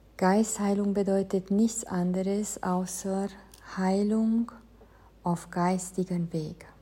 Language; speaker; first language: German; non-native, fluent; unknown